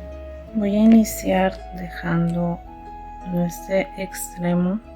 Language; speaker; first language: Spanish; native; Spanish